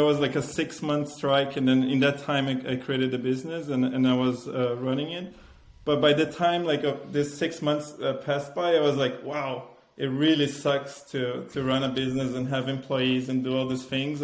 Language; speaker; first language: English; non-native, fluent; Portuguese